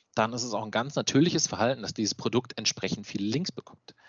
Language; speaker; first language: German; native; German